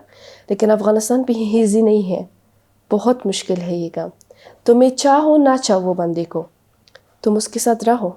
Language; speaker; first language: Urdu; non-native, learner; Persian